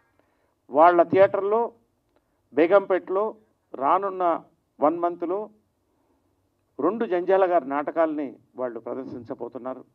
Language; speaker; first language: Telugu; native; Telugu